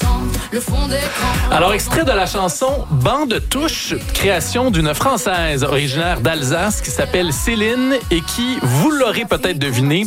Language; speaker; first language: French; native; French